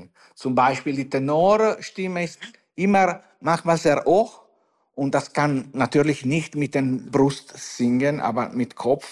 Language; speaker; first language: German; non-native, fluent; Italian